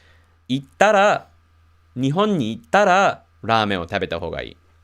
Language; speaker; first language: Japanese; non-native, fluent; English